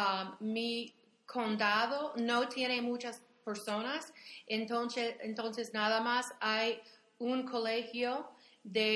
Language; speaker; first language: Spanish; non-native, fluent; English